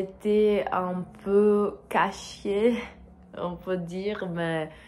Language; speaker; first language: French; non-native, fluent; Portuguese